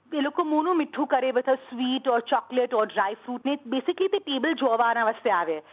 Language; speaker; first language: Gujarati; early bilingual, heritage; Gujarati